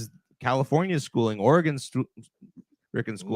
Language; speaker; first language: English; native; English